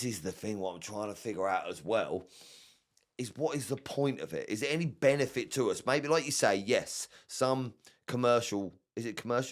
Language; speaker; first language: English; native; English